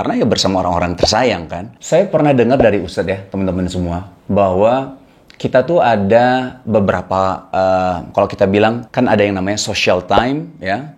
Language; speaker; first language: Indonesian; native; Indonesian